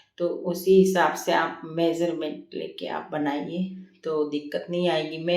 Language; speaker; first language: Hindi; non-native, local second language; Gujarati